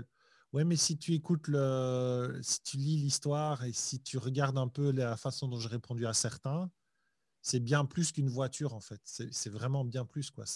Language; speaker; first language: French; native; French